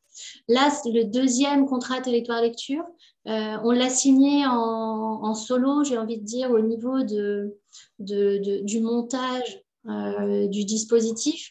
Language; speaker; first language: French; native; French